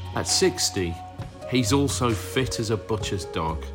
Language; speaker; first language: English; native; English